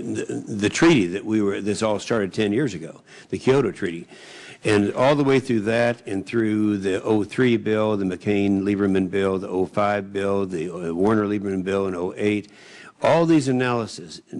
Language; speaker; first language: English; native; English